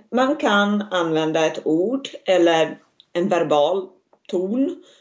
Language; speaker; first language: Swedish; native; Swedish